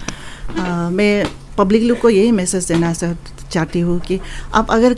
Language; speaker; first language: Hindi; non-native, local second language; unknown